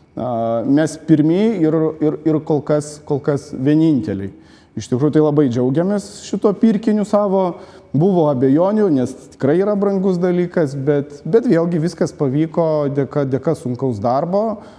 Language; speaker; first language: Lithuanian; non-native, local second language; Polish